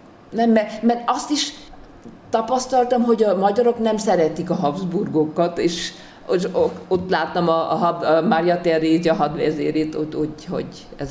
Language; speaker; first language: Hungarian; non-native, fluent; German